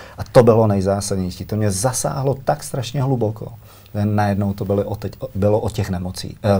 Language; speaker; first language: Czech; native; Czech